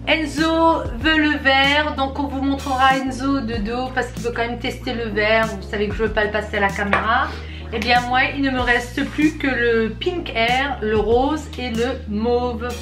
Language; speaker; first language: French; native; French